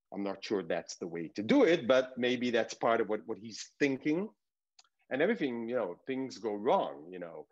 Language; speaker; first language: English; early bilingual, other home language; Hebrew